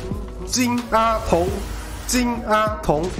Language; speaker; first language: Chinese; native; Chinese